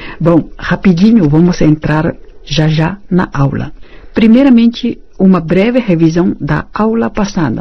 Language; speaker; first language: Portuguese; non-native, fluent; Chinese